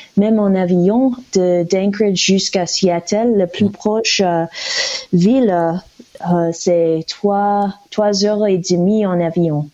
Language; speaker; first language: French; non-native, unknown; English